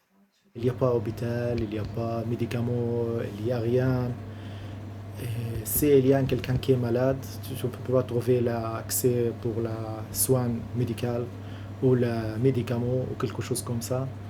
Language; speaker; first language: French; non-native, learner; Arabic